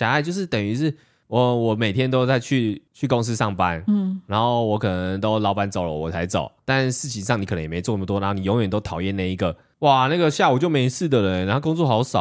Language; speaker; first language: Chinese; native; Chinese